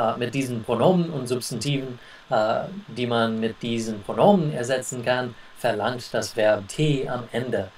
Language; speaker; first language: German; non-native, fluent; English